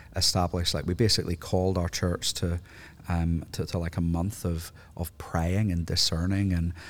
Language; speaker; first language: English; native; English